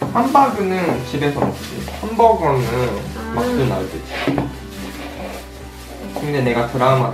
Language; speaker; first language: Korean; non-native, fluent; Japanese